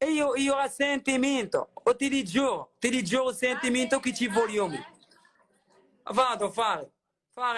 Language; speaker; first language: Italian; non-native, learner; Arabic